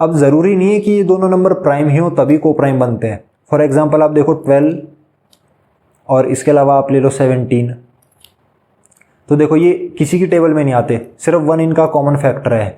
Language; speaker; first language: Hindi; native; Hindi